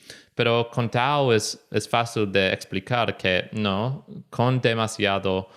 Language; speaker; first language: Spanish; non-native, fluent; English